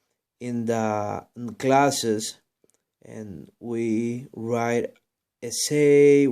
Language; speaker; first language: English; non-native, learner; Spanish